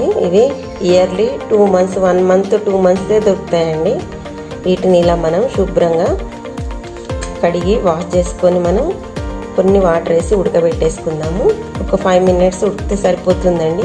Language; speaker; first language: Telugu; native; Telugu